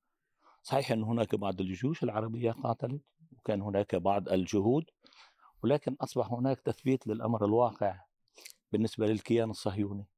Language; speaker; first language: Arabic; native; Arabic